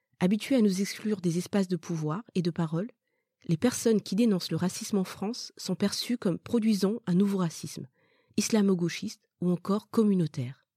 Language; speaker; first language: French; early bilingual, other home language; Malagasy